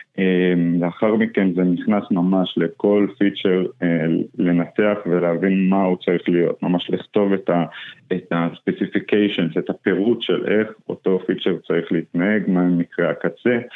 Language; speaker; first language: Hebrew; non-native, local second language; Arabic